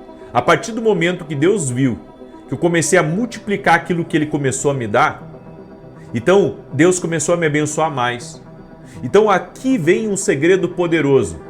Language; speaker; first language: Portuguese; native; Portuguese